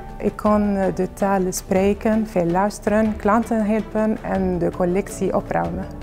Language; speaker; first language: Dutch; non-native, fluent; Arabic